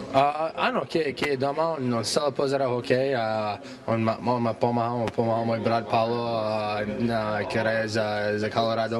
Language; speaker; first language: Slovak; early bilingual, heritage; English